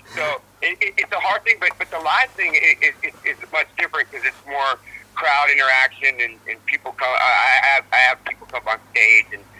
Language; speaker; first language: English; native; English